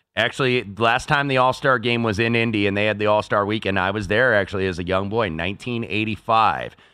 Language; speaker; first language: English; native; English